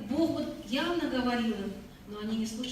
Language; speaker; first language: Russian; native; Russian